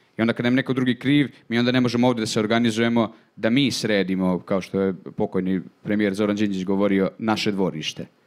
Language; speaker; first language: Serbian; native; Serbian